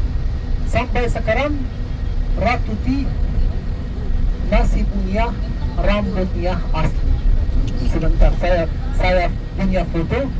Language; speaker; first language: Indonesian; non-native, fluent; Arabic